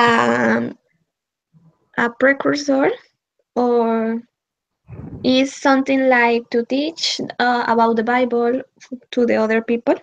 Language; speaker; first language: English; non-native, learner; Spanish